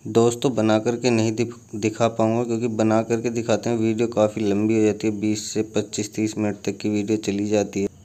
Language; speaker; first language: Hindi; native; Hindi